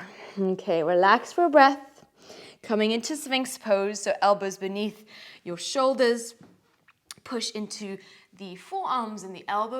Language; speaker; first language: English; native; English